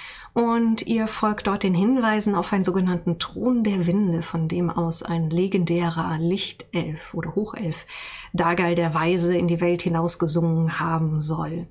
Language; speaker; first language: German; native; German